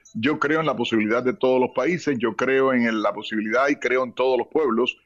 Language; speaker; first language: Spanish; native; Spanish